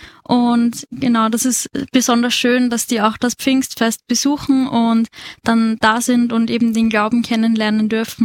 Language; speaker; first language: German; native; German